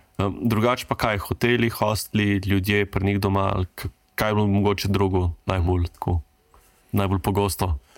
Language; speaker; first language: Slovenian; native; Slovenian